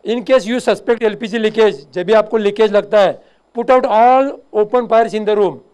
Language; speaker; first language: Hindi; non-native, local second language; Marathi